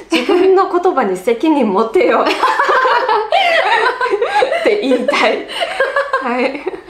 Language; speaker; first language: Japanese; non-native, fluent; Russian